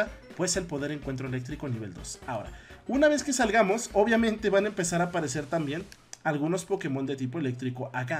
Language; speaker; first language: Spanish; native; Spanish